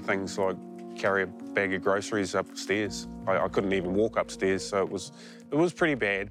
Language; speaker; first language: English; native; English